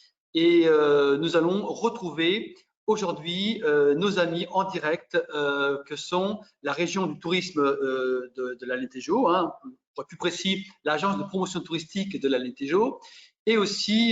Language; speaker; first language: French; native; French